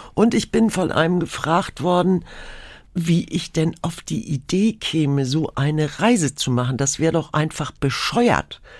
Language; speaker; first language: German; native; German